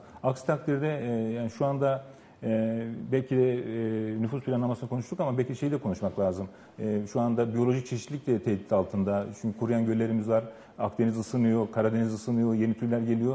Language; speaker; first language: Turkish; native; Turkish